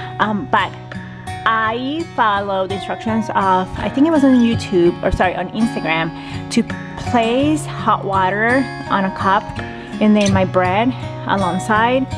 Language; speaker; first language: English; non-native, fluent; Spanish